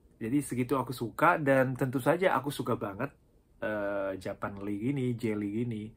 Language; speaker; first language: Indonesian; non-native, fluent; Japanese